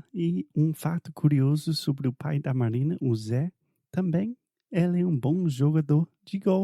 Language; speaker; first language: Portuguese; non-native, fluent; English